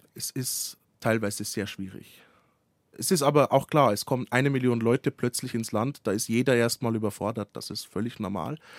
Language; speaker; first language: German; early bilingual, other home language; Slovak